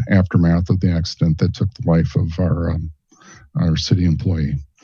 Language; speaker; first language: English; native; English